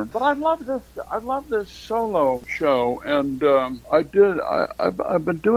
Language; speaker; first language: English; native; English